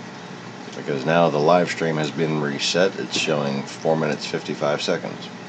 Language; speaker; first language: English; native; English